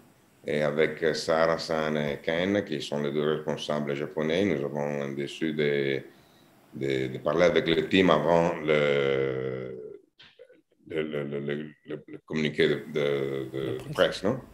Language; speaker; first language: French; non-native, learner; Italian